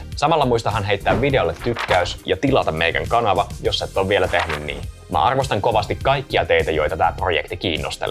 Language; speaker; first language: Finnish; native; Finnish